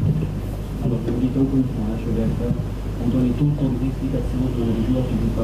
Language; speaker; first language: French; non-native, fluent; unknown